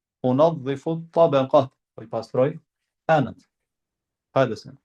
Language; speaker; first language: Arabic; non-native, fluent; Albanian